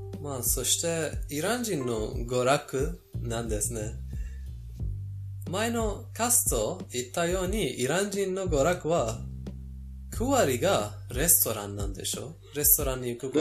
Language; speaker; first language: Japanese; non-native, fluent; Persian